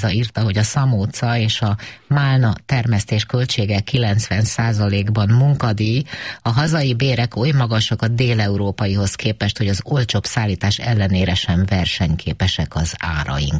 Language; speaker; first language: Hungarian; native; Hungarian